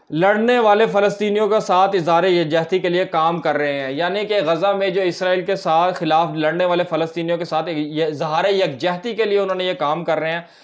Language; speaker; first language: Urdu; native; Urdu